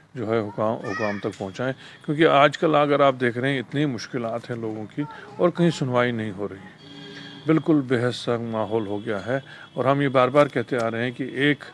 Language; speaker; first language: Urdu; native; Urdu